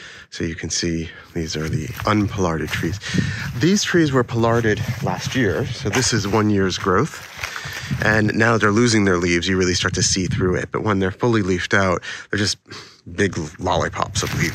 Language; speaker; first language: English; native; English